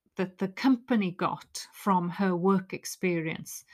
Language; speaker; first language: English; native; English